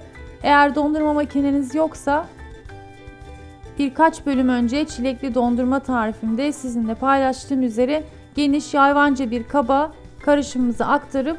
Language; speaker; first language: Turkish; native; Turkish